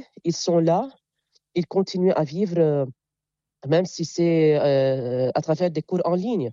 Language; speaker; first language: French; non-native, local second language; Arabic